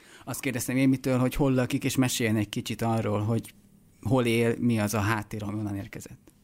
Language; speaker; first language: Hungarian; native; Hungarian